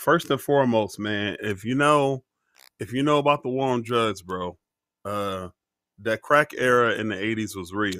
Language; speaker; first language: English; native; English